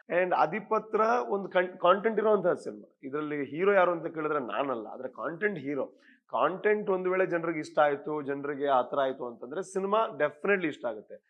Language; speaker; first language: Kannada; non-native, local second language; Tulu